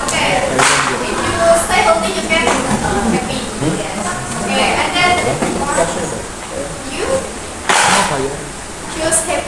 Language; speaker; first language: English; non-native, fluent; Indonesian